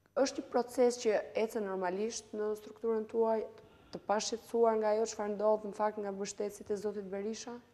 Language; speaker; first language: Albanian; native; Albanian